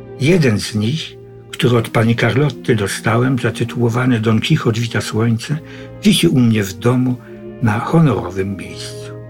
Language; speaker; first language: Polish; native; Polish